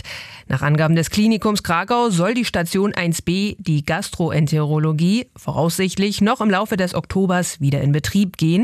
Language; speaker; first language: German; native; German